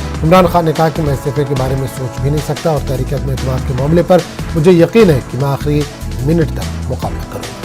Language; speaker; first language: Hindi; native; Hindi